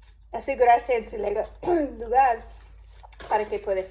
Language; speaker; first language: Spanish; non-native, learner; English